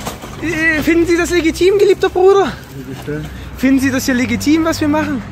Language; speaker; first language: German; native; German